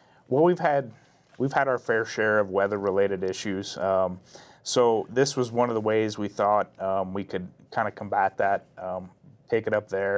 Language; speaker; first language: English; native; English